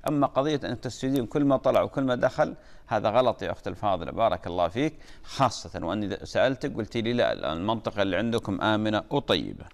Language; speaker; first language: Arabic; native; Arabic